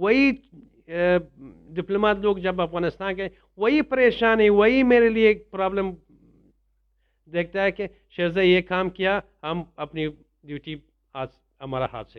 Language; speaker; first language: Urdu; non-native, learner; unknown